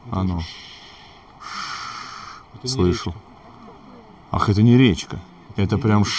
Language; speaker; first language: Russian; native; Russian